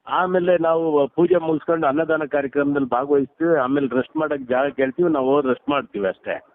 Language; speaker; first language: Kannada; native; Kannada